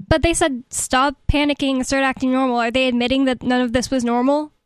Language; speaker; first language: English; native; English